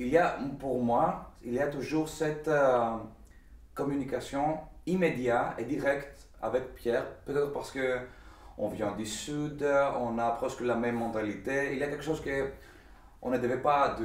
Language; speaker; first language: French; non-native, fluent; Greek